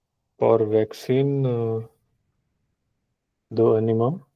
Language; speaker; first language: French; non-native, learner; Punjabi